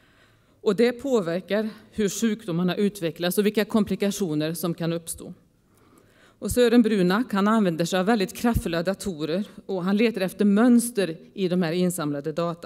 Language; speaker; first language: Swedish; native; Swedish